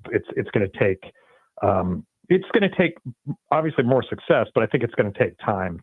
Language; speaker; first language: English; native; English